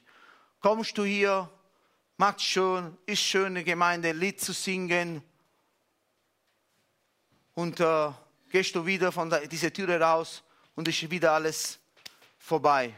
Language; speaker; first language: German; non-native, fluent; Italian